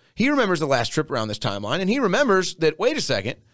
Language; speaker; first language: English; native; English